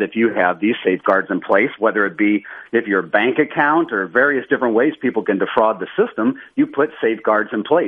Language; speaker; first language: English; native; English